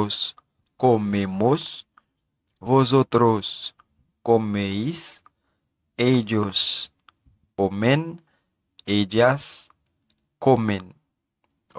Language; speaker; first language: Spanish; non-native, fluent; Haitian Creole